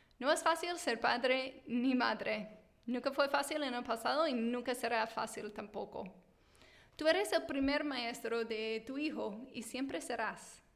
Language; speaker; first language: Spanish; non-native, fluent; English